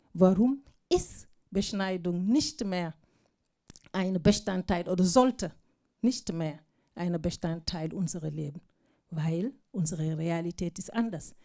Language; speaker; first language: German; non-native, fluent; Fula